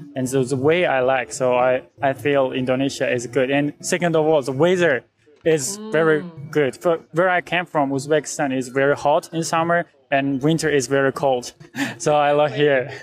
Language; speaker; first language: English; non-native, learner; Uzbek